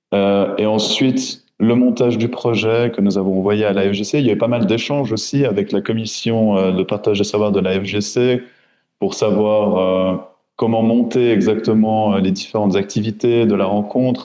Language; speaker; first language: French; native; French